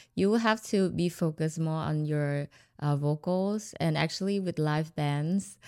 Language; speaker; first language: English; non-native, fluent; Vietnamese